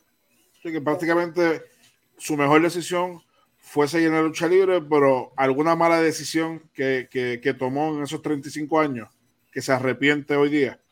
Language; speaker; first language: Spanish; native; Spanish